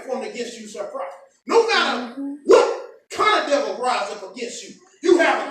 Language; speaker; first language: English; native; English